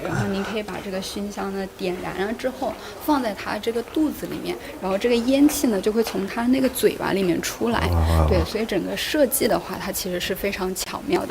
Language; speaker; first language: Chinese; native; Chinese